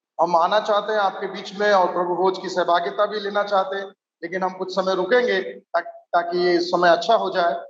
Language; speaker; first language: Hindi; non-native, local second language; Marathi